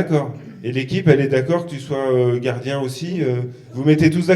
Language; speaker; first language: French; native; French